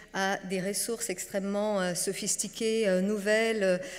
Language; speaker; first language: French; non-native, fluent; Portuguese